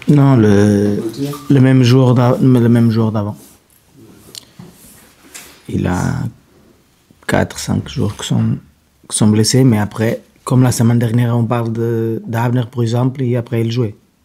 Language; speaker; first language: French; non-native, fluent; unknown